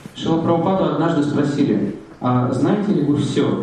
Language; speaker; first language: Russian; native; Russian